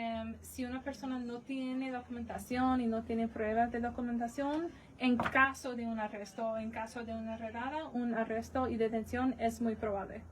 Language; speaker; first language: Spanish; non-native, fluent; English